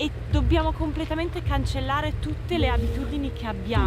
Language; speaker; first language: Italian; native; Italian